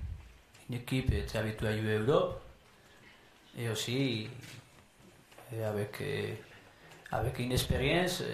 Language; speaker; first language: French; non-native, learner; Spanish